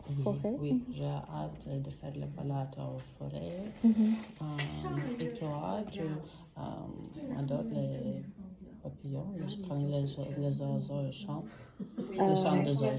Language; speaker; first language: French; non-native, learner; Vietnamese